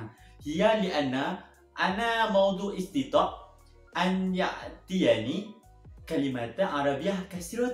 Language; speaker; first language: Arabic; non-native, learner; Malay